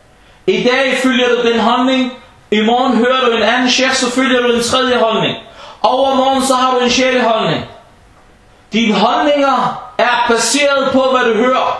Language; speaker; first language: Danish; non-native, fluent; Arabic